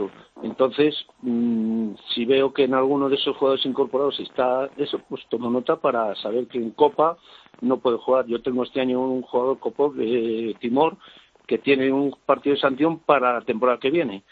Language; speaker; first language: Spanish; native; Spanish